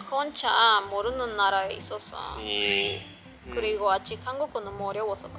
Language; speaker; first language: Korean; non-native, learner; Spanish